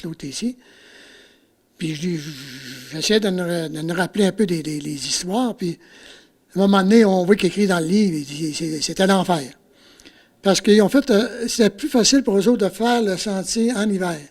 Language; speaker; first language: French; native; French